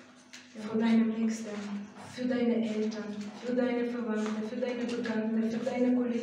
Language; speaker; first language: German; non-native, fluent; Russian